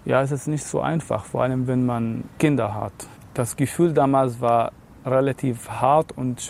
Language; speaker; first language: German; non-native, fluent; Arabic